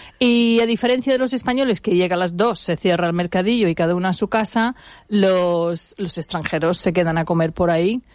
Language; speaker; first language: Spanish; non-native, fluent; English